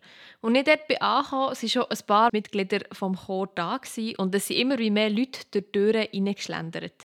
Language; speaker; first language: German; native; German